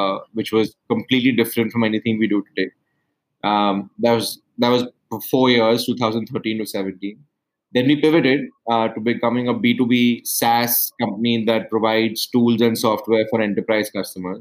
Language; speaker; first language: English; non-native, local second language; Hindi